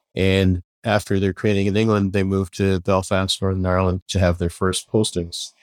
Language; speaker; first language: English; native; English